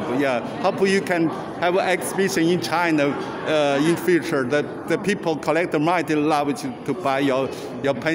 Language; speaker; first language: English; non-native, learner; Chinese